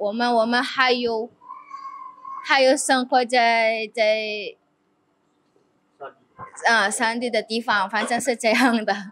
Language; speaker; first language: Chinese; non-native, fluent; Indonesian